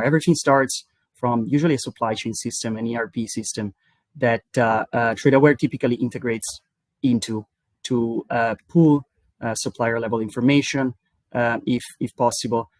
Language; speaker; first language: English; non-native, fluent; Italian